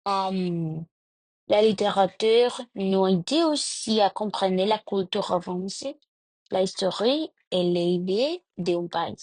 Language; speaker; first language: French; non-native, learner; Spanish